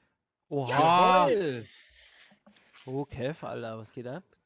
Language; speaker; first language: German; native; German